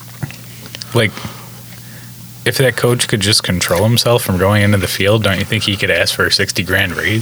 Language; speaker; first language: English; native; English